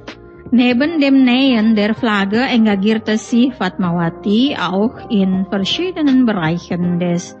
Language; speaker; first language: German; non-native, fluent; Indonesian